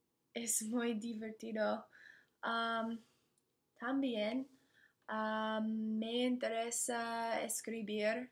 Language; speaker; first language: Spanish; non-native, learner; English